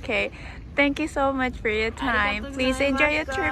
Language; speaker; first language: English; non-native, learner; Japanese